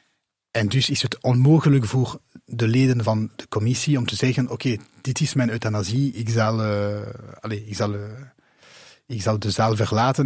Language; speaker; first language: Dutch; non-native, local second language; French